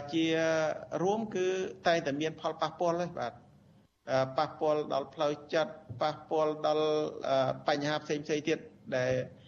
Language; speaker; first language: Khmer; native; Khmer